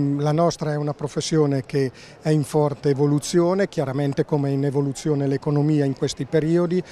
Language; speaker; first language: Italian; native; Italian